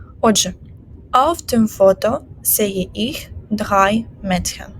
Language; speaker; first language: German; non-native, fluent; Ukrainian